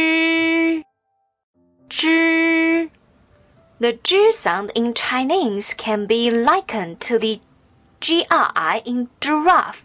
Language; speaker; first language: English; non-native, fluent; Chinese